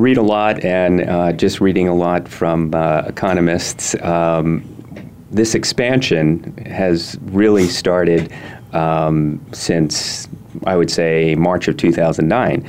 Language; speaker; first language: English; native; English